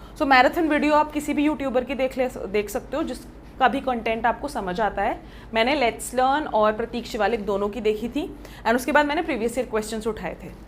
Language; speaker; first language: Hindi; native; Hindi